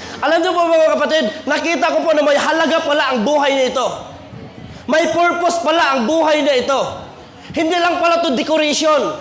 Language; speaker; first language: Filipino; non-native, local second language; Cebuano